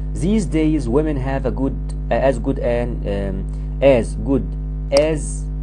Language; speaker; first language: English; non-native, fluent; Arabic